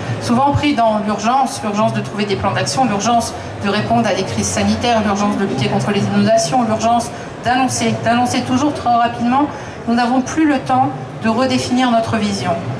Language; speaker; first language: French; native; French